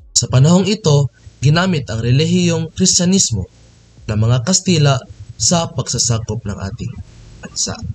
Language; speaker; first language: Filipino; non-native, local second language; Cebuano